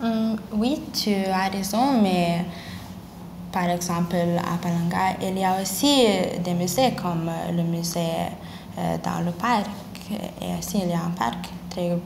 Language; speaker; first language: French; non-native, learner; Lithuanian